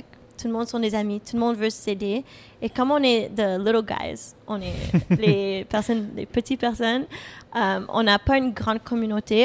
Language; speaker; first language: French; non-native, fluent; English